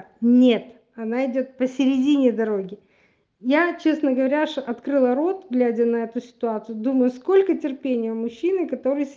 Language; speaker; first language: Russian; native; Russian